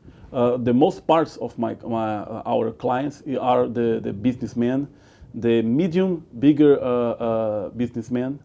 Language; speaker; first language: English; non-native, learner; Portuguese